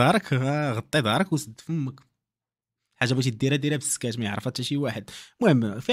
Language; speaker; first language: Arabic; native; Arabic